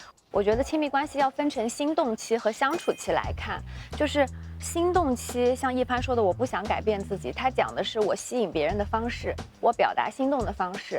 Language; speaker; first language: Chinese; native; Chinese